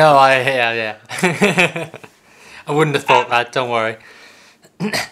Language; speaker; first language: English; native; English